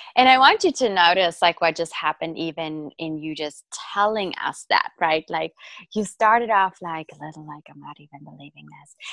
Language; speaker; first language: English; non-native, local second language; Afrikaans